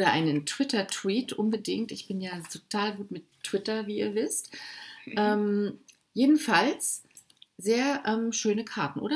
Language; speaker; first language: German; native; German